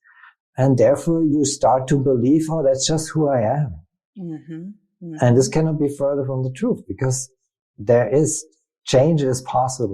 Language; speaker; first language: English; non-native, fluent; German